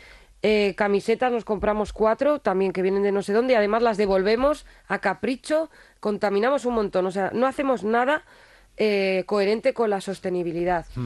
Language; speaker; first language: Spanish; native; Spanish